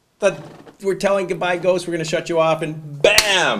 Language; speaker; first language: English; native; English